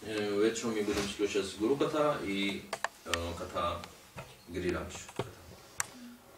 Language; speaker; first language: Russian; non-native, learner; Hindi